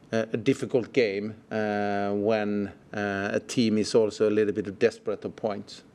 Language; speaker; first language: English; non-native, fluent; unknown